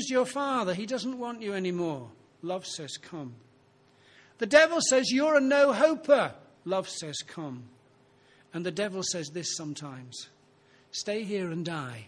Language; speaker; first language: English; native; English